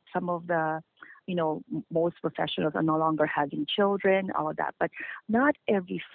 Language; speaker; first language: English; non-native, local second language; Filipino